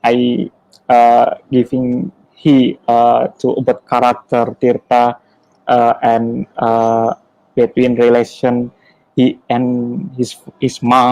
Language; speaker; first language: English; non-native, learner; Indonesian